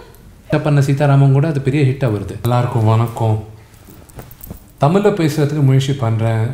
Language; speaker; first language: Tamil; non-native, local second language; Telugu